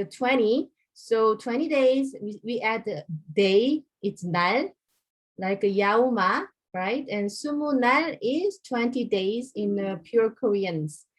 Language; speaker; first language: English; non-native, fluent; Korean